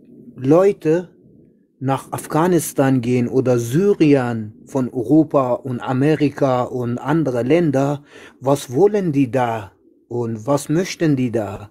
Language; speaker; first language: German; non-native, learner; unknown